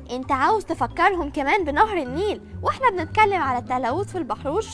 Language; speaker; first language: Arabic; native; Arabic